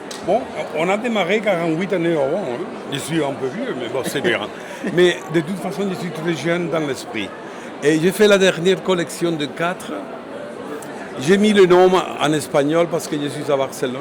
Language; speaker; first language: French; non-native, fluent; Spanish